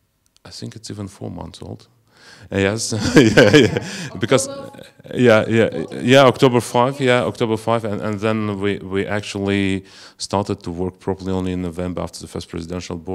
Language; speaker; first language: English; non-native, fluent; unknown